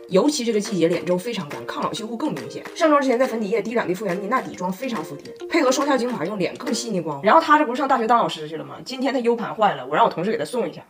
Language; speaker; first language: Chinese; native; Chinese